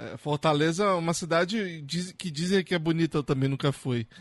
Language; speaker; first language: Portuguese; native; Portuguese